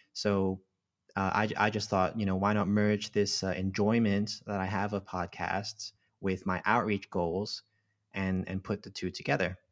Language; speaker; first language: English; non-native, local second language; Cantonese